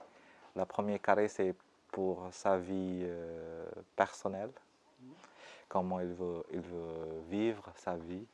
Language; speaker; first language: French; non-native, fluent; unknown